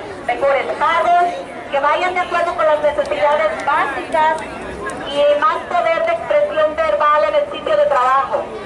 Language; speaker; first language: Spanish; native; Spanish